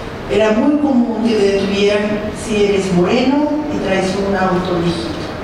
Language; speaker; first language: Spanish; early bilingual, heritage; Spanish